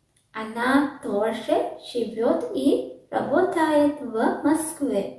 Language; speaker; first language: Russian; non-native, learner; Sinhala